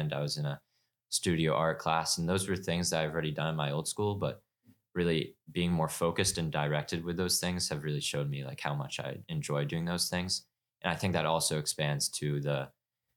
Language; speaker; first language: English; native; English